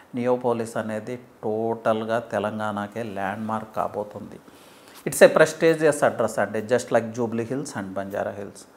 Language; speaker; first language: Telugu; native; Telugu